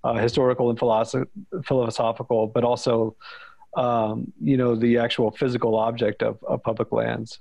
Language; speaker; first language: English; native; English